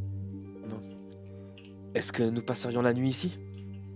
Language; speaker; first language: French; native; French